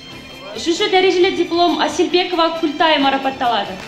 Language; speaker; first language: Kazakh; native; Kazakh